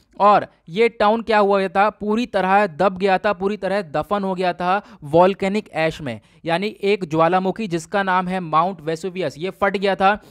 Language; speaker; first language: Hindi; native; Hindi